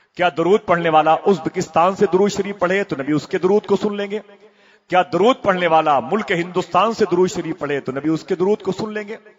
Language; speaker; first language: Urdu; native; Urdu